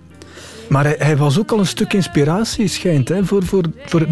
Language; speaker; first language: Dutch; native; Dutch